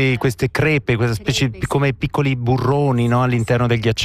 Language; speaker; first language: Italian; native; Italian